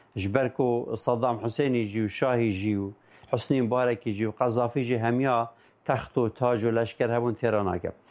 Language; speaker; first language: Kurdish; native; Kurdish